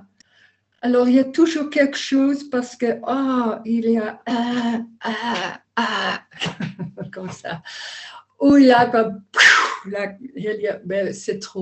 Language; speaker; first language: French; non-native, learner; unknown